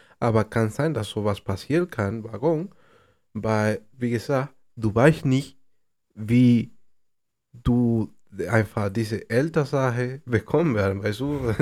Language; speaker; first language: German; non-native, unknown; Spanish